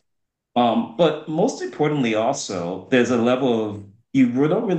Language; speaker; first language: English; non-native, local second language; Yoruba